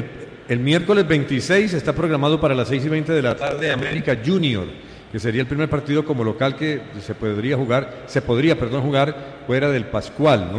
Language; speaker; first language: Spanish; native; Spanish